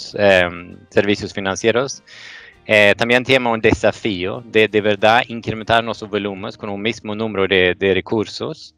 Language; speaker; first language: Portuguese; non-native, fluent; Swedish